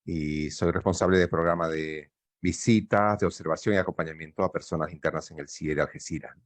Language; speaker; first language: Spanish; native; Spanish